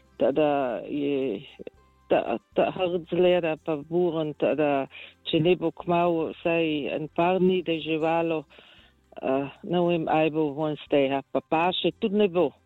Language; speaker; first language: Slovenian; native; Slovenian